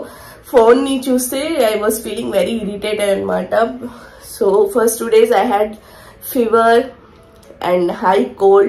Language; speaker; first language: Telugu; native; Telugu